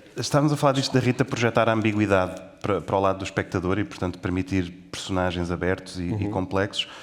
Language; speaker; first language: Portuguese; native; Portuguese